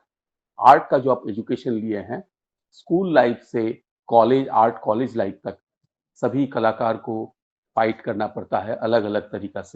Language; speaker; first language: Hindi; native; Hindi